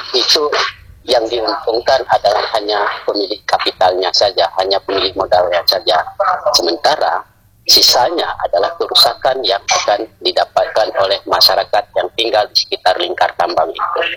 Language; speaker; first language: Indonesian; native; Indonesian